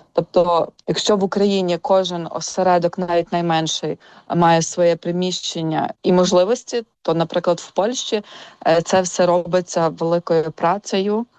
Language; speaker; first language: Ukrainian; early bilingual, heritage; Ukrainian